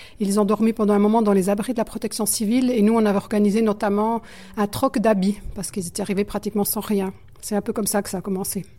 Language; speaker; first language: French; native; French